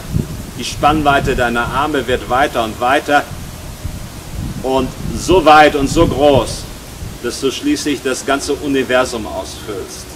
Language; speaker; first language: German; native; German